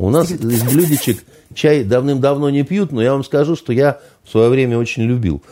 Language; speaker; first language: Russian; native; Russian